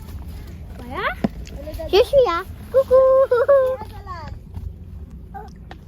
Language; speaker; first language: French; early bilingual, other home language; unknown